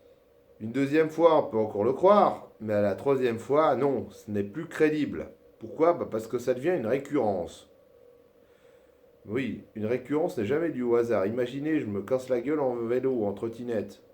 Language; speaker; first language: French; native; French